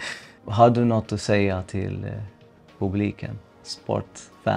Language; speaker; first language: Swedish; early bilingual, other home language; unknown